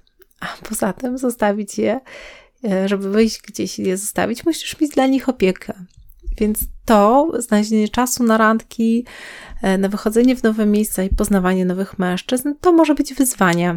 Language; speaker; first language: Polish; native; Polish